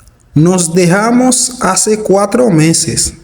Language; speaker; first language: Spanish; non-native, fluent; Haitian Creole